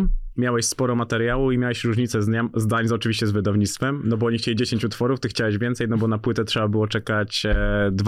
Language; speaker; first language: Polish; native; Polish